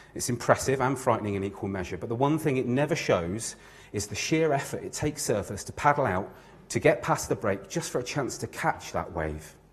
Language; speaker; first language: English; native; English